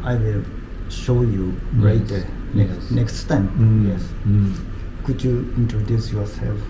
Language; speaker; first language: English; non-native, learner; Japanese